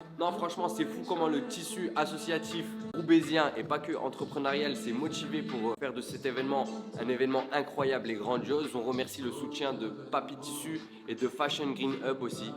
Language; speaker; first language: French; native; French